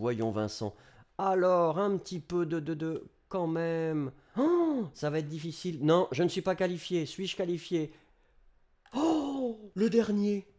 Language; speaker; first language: French; native; French